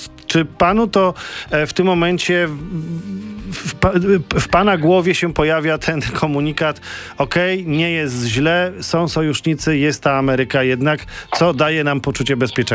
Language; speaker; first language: Polish; native; Polish